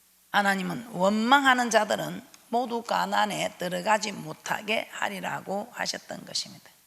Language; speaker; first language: Korean; native; Korean